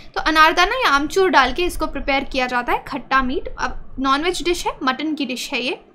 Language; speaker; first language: Hindi; native; Hindi